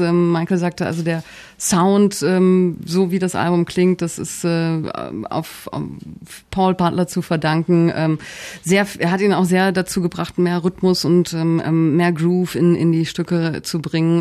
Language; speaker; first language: German; native; German